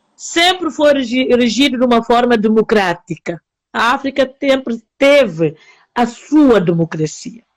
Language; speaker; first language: Portuguese; non-native, local second language; Upper Guinea Crioulo